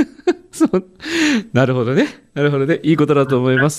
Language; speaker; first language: Japanese; native; Japanese